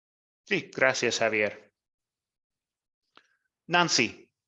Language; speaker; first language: Spanish; non-native, fluent; English